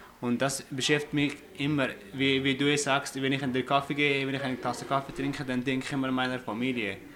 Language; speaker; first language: German; non-native, fluent; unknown